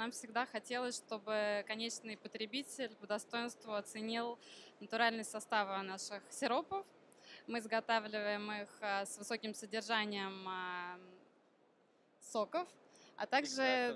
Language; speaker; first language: Russian; native; Russian